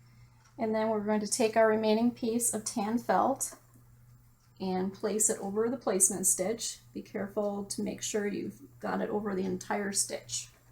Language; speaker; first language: English; native; English